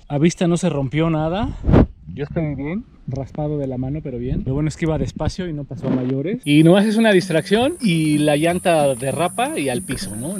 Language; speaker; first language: Spanish; native; Spanish